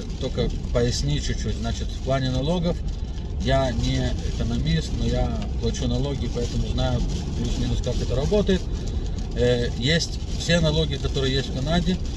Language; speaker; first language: Russian; native; Russian